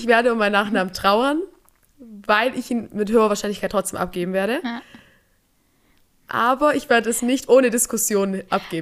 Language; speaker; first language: German; native; German